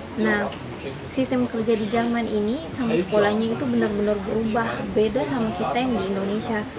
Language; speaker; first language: Indonesian; native; Indonesian